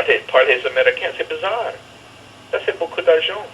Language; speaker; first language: French; non-native, fluent; English